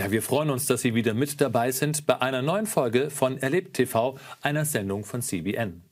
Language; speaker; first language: German; native; German